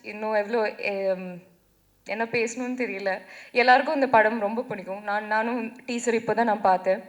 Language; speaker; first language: Tamil; non-native, fluent; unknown